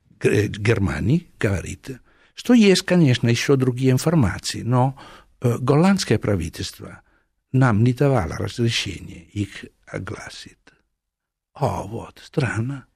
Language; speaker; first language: Russian; non-native, fluent; Italian